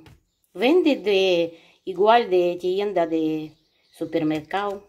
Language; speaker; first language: Spanish; non-native, learner; Ukrainian